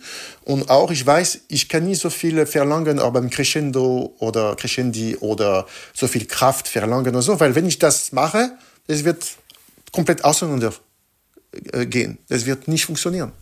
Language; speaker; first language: German; non-native, fluent; French